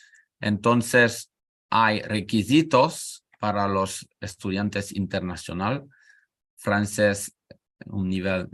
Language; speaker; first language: Spanish; non-native, learner; French